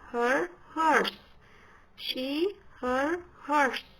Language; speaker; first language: English; non-native, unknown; Indonesian